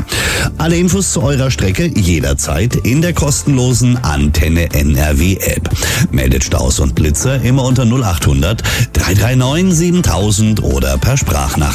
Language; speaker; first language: German; native; German